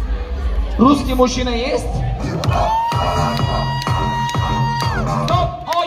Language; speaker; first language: Russian; non-native, learner; Turkish